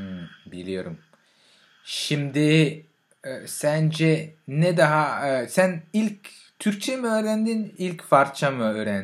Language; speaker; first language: Turkish; non-native, fluent; French